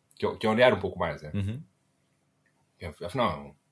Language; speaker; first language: Portuguese; native; Portuguese